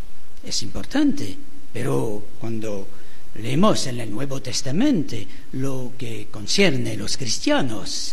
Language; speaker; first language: Spanish; non-native, fluent; French